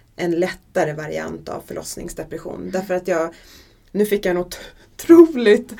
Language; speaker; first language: Swedish; native; Swedish